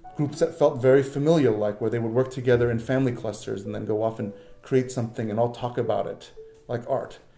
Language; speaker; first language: English; native; English